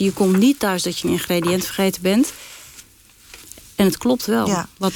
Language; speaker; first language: Dutch; native; Dutch